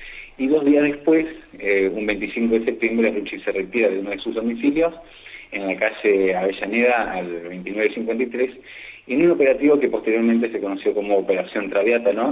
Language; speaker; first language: Spanish; native; Spanish